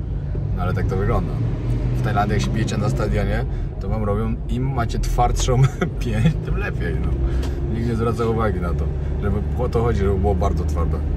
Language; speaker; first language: Polish; native; Polish